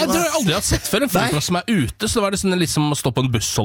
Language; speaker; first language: Norwegian; native; Norwegian